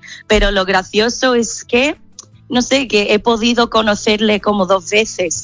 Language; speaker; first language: Spanish; non-native, fluent; English